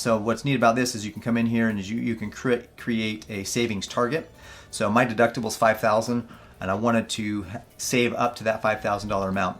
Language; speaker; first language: English; native; English